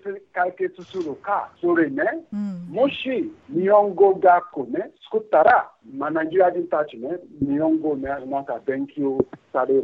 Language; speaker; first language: Japanese; non-native, fluent; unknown